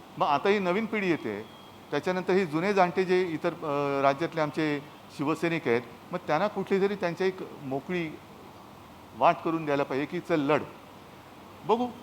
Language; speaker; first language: Marathi; native; Marathi